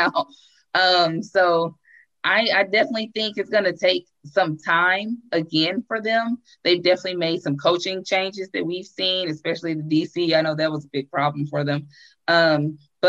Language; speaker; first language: English; native; English